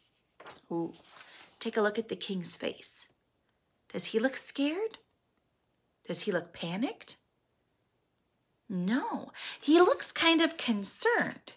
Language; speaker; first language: English; native; English